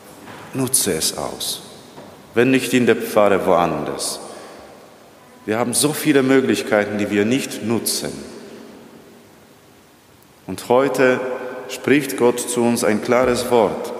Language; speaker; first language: German; non-native, fluent; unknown